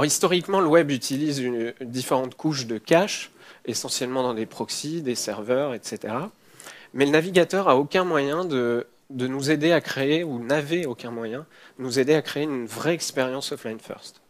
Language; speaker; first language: French; native; French